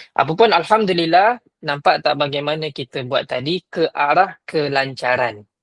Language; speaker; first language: Malay; native; Malay